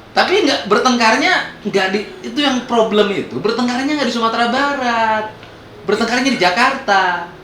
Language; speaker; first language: Indonesian; non-native, local second language; Sundanese